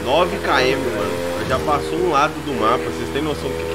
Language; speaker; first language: Portuguese; native; Portuguese